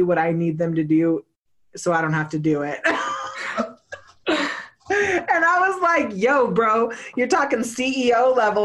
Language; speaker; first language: English; native; English